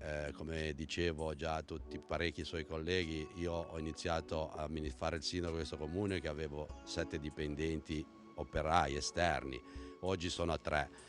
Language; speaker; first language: Italian; native; Italian